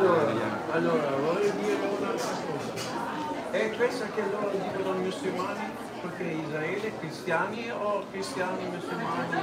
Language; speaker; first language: Italian; non-native, learner; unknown